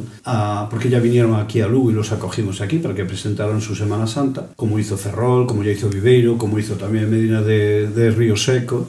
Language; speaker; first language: Spanish; native; Spanish